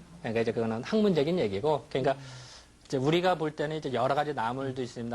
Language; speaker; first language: Korean; native; Korean